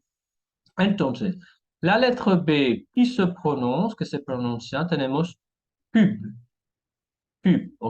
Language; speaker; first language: Spanish; non-native, fluent; French